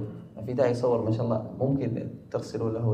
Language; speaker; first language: Arabic; native; Arabic